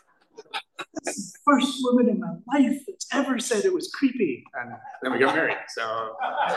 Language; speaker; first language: English; native; English